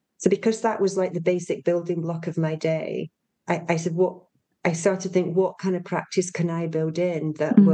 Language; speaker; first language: English; native; English